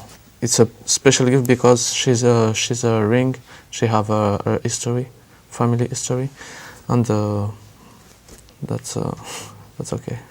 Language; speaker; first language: English; non-native, learner; French